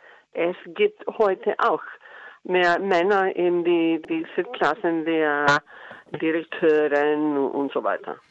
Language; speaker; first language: German; non-native, learner; Icelandic